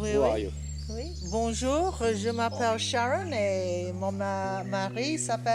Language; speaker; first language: French; non-native, learner; English